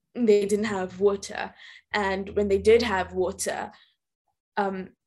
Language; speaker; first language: English; native; English